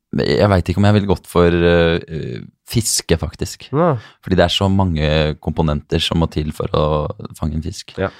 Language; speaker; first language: Norwegian; native; Norwegian